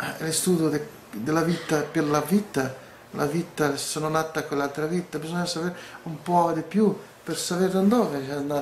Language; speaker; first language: Italian; non-native, learner; Portuguese